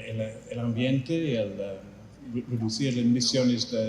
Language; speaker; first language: Spanish; non-native, fluent; English